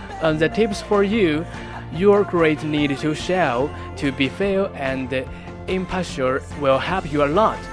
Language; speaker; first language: English; non-native, learner; Chinese